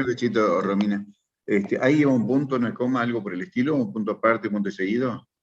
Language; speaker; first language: Spanish; native; Spanish